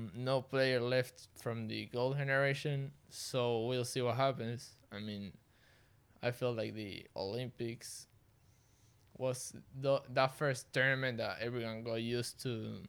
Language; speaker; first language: English; non-native, fluent; Spanish